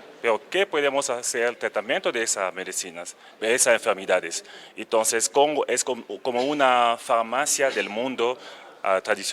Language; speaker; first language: Spanish; non-native, learner; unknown